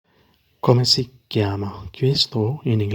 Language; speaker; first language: Italian; non-native, learner; Urdu